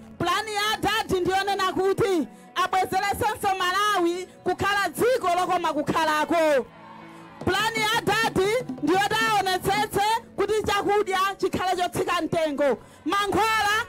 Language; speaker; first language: Nyanja; native; Nyanja